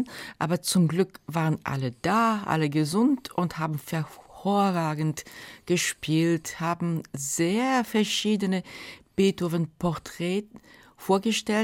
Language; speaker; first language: German; non-native, fluent; Japanese